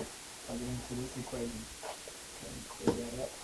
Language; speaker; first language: English; native; English